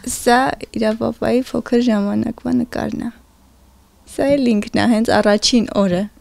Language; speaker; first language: Armenian; native; Armenian